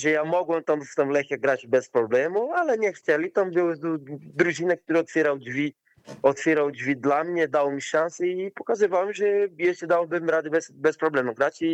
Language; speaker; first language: Polish; non-native, learner; Portuguese